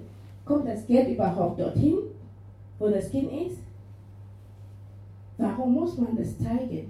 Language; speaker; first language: German; non-native, fluent; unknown